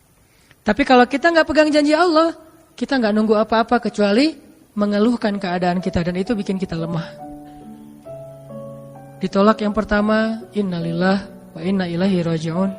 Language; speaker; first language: Indonesian; native; Indonesian